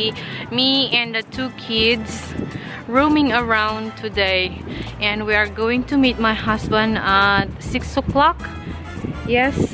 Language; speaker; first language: English; non-native, local second language; Filipino